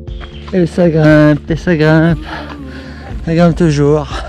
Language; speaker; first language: French; native; French